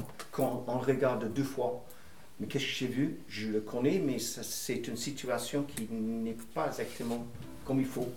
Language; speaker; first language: French; non-native, fluent; English